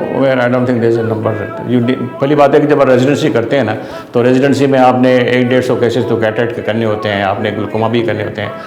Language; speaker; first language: Urdu; non-native, local second language; Sindhi